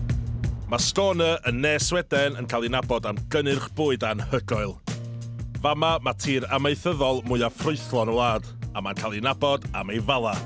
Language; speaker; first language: Welsh; native; Welsh